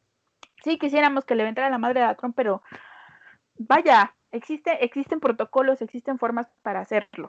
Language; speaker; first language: Spanish; native; Spanish